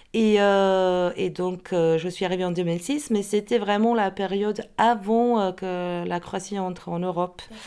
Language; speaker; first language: French; non-native, fluent; Croatian